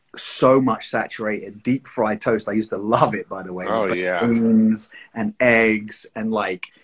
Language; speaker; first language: English; native; English